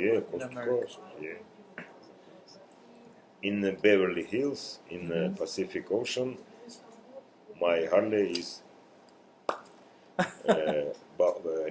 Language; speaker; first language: English; non-native, learner; Russian